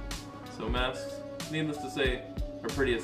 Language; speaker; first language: English; native; English